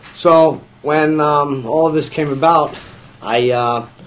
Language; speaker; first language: English; native; English